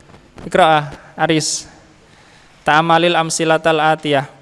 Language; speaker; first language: Arabic; non-native, fluent; Indonesian